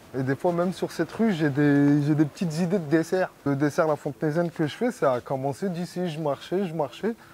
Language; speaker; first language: French; native; French